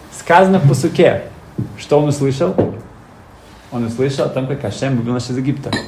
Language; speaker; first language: Russian; early bilingual, heritage; Russian